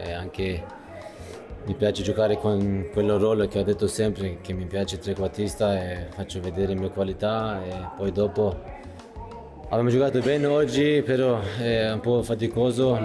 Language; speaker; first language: Italian; non-native, fluent; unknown